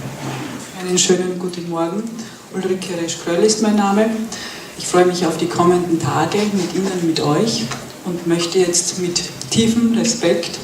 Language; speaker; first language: German; native; German